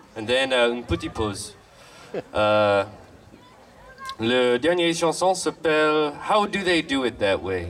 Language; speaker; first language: French; non-native, learner; English